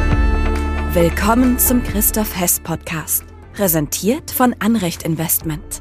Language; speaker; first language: German; native; German